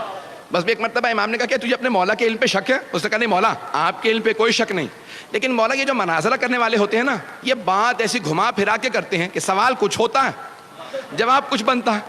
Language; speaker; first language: Urdu; native; Urdu